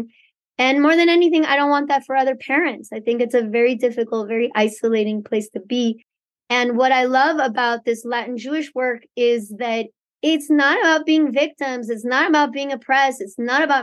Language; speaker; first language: English; early bilingual, other home language; Spanish